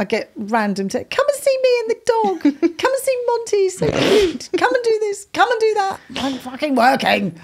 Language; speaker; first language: English; native; English